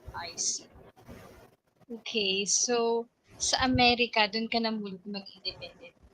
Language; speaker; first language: Filipino; native; Filipino